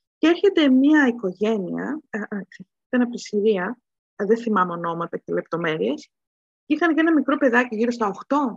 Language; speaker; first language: Greek; native; Greek